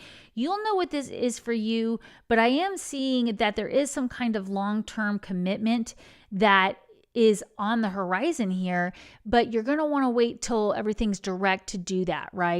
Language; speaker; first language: English; native; English